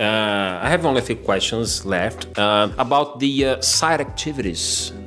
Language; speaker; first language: English; non-native, fluent; Portuguese